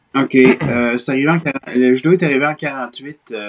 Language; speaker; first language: French; native; French